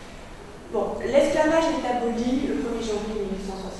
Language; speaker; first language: French; native; French